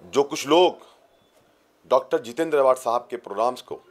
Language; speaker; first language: Hindi; native; Hindi